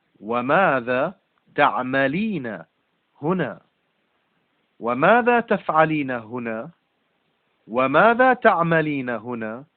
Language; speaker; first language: Arabic; non-native, fluent; English